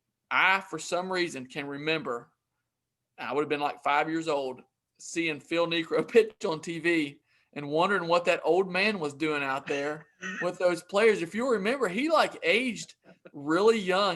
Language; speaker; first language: English; native; English